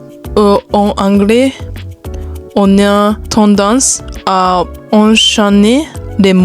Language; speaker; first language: French; non-native, learner; Japanese